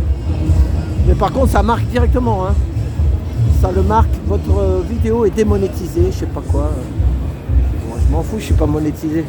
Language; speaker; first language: French; native; French